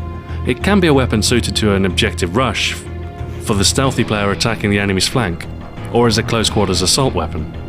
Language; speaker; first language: English; native; English